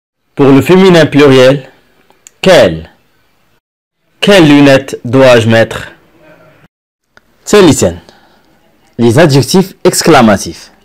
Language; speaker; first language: French; non-native, local second language; Arabic